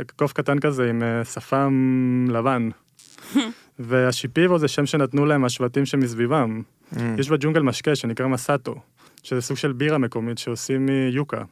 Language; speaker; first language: Hebrew; early bilingual, other home language; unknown